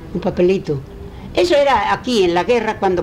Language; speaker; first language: Spanish; early bilingual, heritage; Spanish